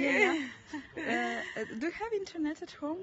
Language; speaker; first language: English; non-native, learner; Russian